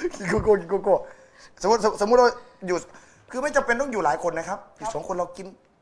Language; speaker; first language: Thai; native; Thai